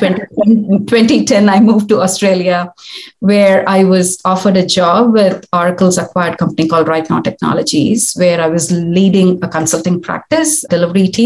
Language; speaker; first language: English; non-native, local second language; Tamil